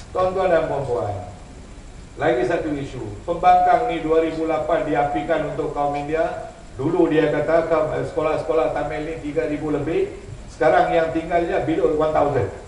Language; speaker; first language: Malay; non-native, local second language; Tamil